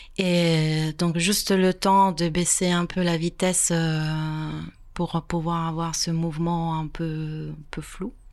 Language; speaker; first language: French; non-native, fluent; Italian